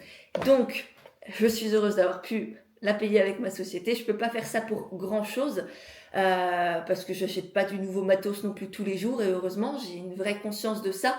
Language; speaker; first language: French; native; French